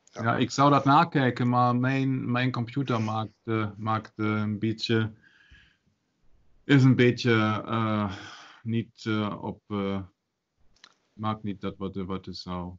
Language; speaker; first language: Dutch; non-native, fluent; German